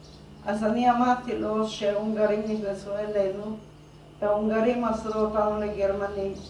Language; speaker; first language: Hebrew; non-native, fluent; Hungarian